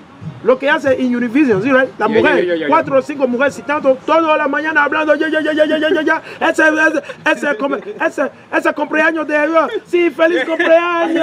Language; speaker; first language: Spanish; non-native, learner; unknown